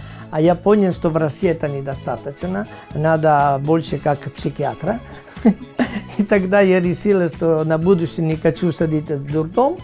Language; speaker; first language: Russian; non-native, learner; Italian